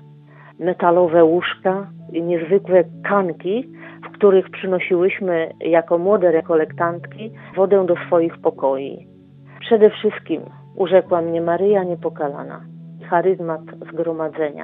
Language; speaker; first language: Polish; native; Polish